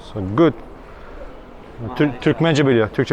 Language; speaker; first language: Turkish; non-native, learner; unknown